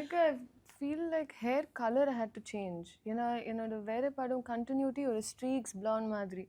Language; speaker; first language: Tamil; non-native, learner; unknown